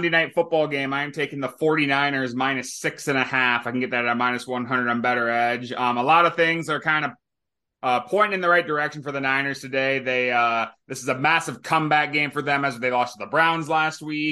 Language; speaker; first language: English; native; English